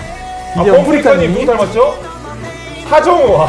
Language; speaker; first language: Korean; native; Korean